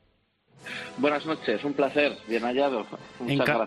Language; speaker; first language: Spanish; native; Spanish